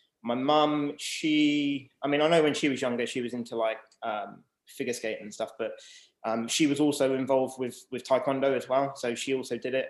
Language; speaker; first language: English; native; English